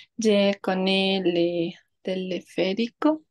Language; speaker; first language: French; non-native, learner; Spanish